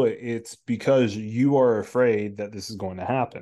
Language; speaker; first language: English; native; English